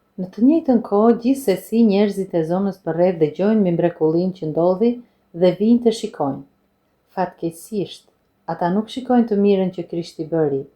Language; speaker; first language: Albanian; non-native, fluent; English